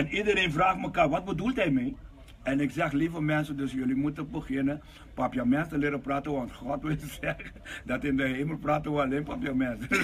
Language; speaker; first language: Dutch; non-native, local second language; Papiamento